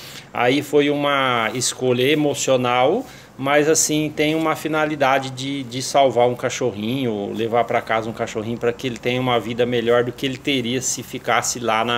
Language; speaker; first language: Portuguese; native; Portuguese